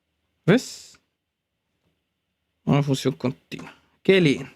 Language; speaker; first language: Spanish; native; Spanish